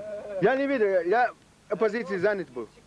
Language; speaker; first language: Russian; non-native, local second language; Chechen